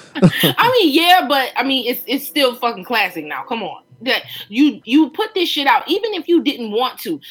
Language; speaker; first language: English; native; English